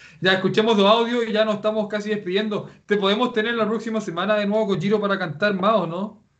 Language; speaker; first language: Spanish; native; Spanish